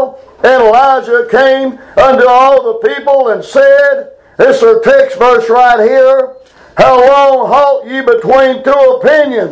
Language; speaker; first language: English; native; English